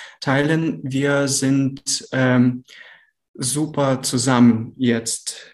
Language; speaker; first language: German; non-native, learner; Ukrainian